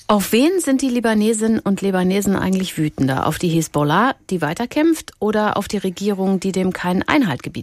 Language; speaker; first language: German; native; German